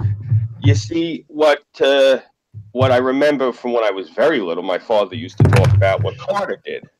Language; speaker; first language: English; native; English